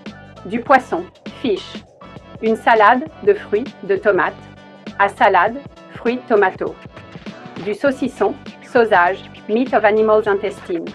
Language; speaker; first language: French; non-native, learner; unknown